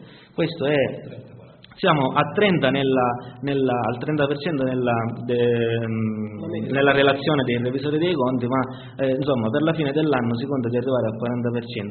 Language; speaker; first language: Italian; native; Italian